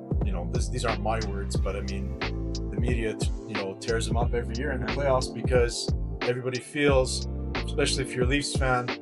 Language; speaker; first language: English; native; English